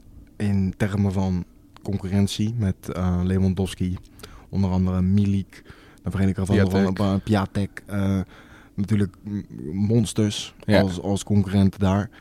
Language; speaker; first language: Dutch; native; Dutch